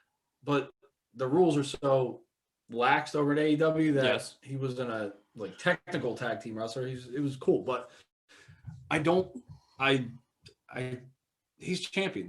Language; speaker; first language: English; native; English